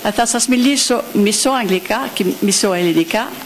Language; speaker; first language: Greek; non-native, fluent; English